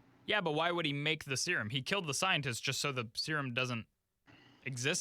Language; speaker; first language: English; native; English